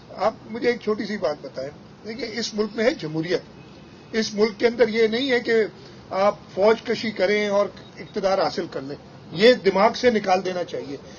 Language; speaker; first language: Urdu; non-native, local second language; Sindhi